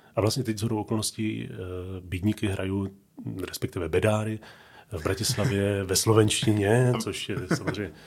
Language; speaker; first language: Czech; native; Czech